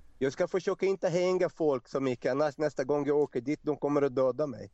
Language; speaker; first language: Swedish; non-native, fluent; Portuguese